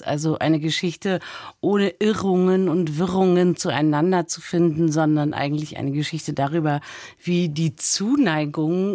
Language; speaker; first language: German; native; German